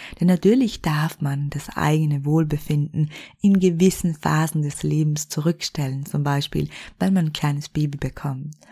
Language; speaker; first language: German; native; German